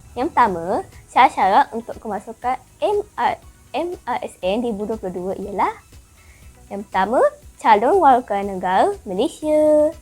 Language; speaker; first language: Malay; native; Malay